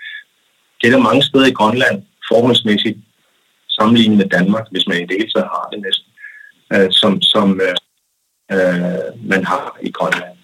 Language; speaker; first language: Danish; non-native, local second language; Kalaallisut